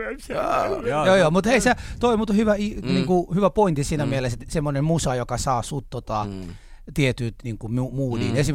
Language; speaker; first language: Finnish; early bilingual, other home language; Somali